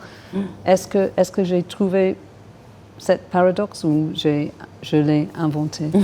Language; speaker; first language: French; non-native, fluent; English